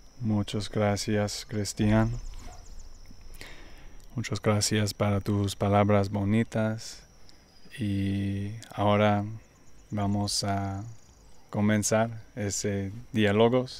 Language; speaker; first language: Spanish; non-native, learner; English